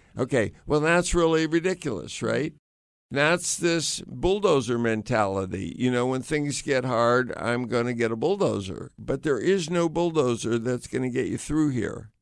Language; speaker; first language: English; native; English